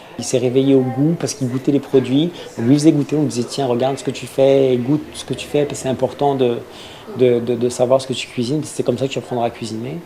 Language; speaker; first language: French; native; French